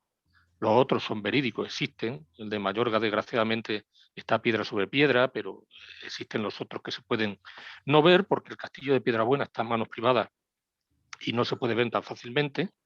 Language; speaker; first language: Spanish; native; Spanish